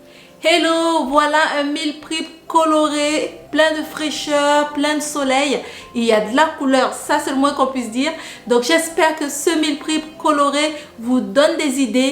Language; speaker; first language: French; native; French